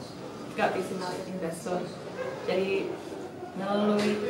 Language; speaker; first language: Indonesian; non-native, fluent; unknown